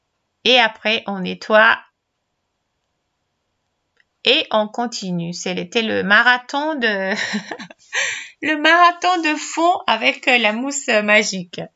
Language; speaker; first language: French; non-native, fluent; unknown